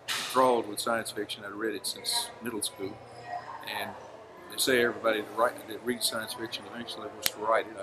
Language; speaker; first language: English; native; English